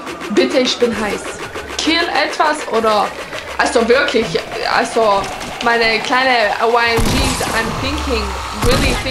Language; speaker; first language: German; non-native, learner; English